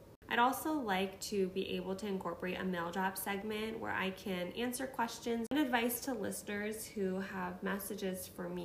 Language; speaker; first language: English; native; English